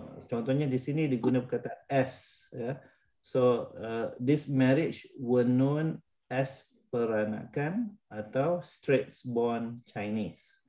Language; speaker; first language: English; non-native, local second language; Malay